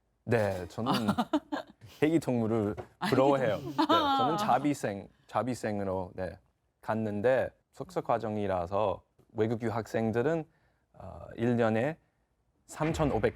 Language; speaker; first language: Korean; non-native, fluent; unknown